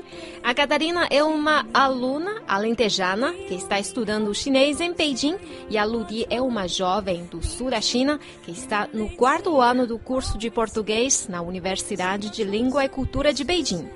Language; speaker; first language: Portuguese; non-native, fluent; Chinese